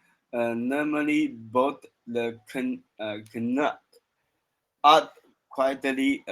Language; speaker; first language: English; non-native, learner; Chinese